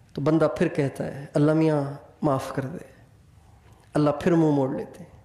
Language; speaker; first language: Urdu; non-native, local second language; Sindhi